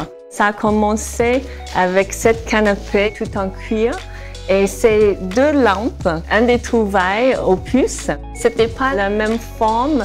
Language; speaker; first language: French; non-native, fluent; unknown